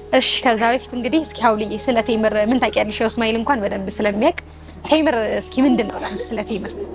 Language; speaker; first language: Amharic; native; Amharic